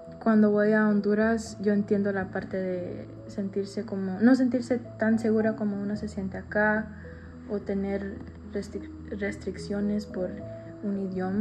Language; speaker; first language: Spanish; early bilingual, heritage; Spanish